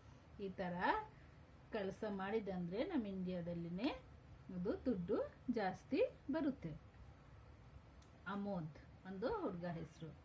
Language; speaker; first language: Kannada; non-native, fluent; Hindi